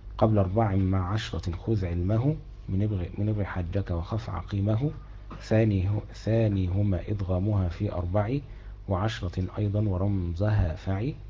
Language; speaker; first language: Arabic; native; Arabic